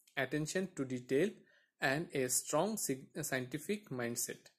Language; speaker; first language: English; non-native, local second language; Bangla